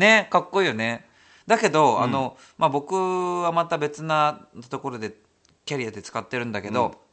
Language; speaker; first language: Japanese; native; Japanese